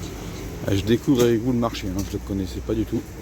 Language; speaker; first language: French; native; French